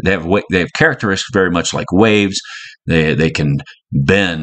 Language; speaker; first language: English; native; English